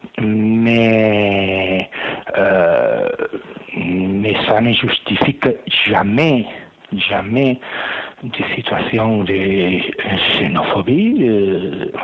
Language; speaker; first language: French; non-native, learner; Catalan